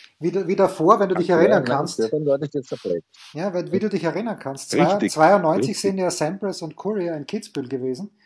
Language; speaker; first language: German; native; German